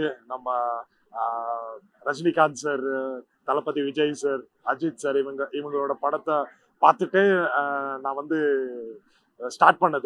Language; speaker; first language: Tamil; non-native, local second language; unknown